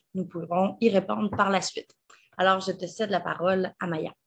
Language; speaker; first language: French; native; French